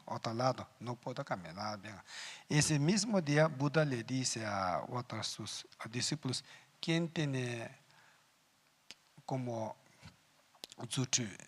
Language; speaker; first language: Spanish; non-native, learner; Tibetan